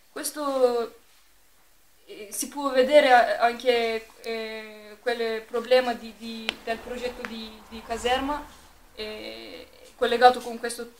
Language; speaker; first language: Italian; non-native, fluent; Turkish